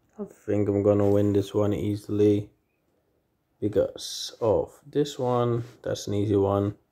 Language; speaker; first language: English; non-native, fluent; Dutch